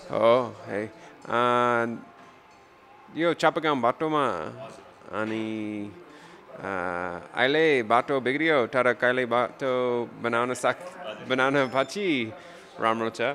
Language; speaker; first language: Nepali; non-native, learner; English